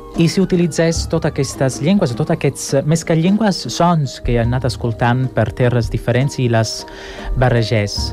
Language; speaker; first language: Catalan; non-native, fluent; Italian